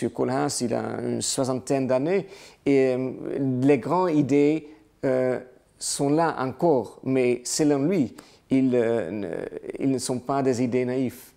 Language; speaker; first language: French; non-native, learner; Dutch